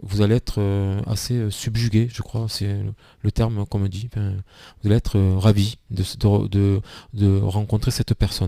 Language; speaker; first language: French; native; French